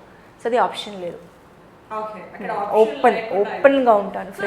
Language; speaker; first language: Telugu; non-native, fluent; Hindi